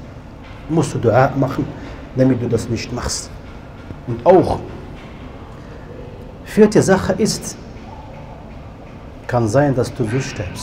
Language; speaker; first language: German; non-native, learner; Arabic